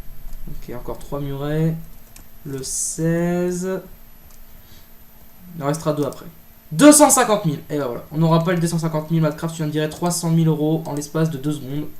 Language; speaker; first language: French; native; French